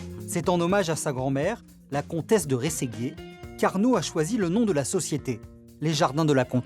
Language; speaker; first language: French; native; French